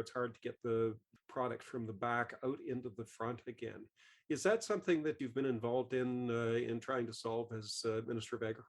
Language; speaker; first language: English; native; English